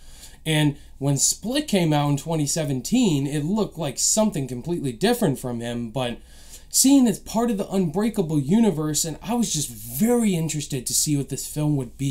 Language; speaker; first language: English; native; English